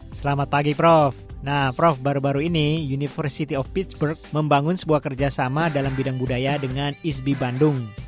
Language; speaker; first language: Indonesian; native; Indonesian